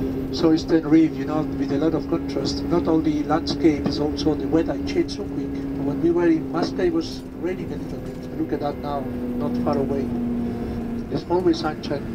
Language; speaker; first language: English; non-native, fluent; Spanish